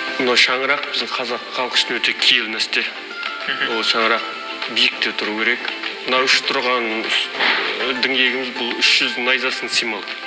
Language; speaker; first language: Kazakh; early bilingual, heritage; Kazakh